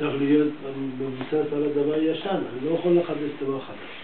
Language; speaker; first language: Hebrew; non-native, learner; French